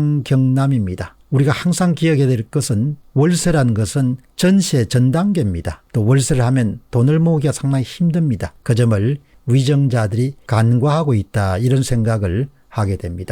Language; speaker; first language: Korean; native; Korean